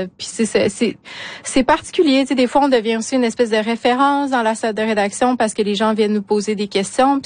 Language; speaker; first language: French; native; French